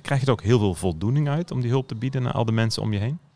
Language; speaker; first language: Dutch; native; Dutch